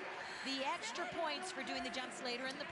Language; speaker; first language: English; native; English